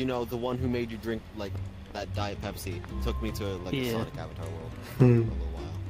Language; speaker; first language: English; native; English